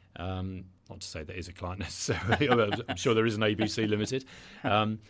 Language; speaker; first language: English; native; English